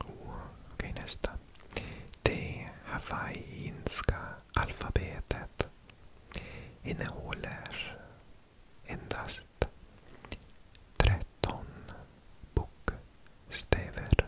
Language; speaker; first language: Swedish; non-native, learner; English